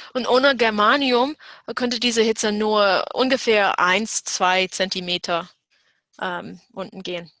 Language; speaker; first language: German; non-native, fluent; English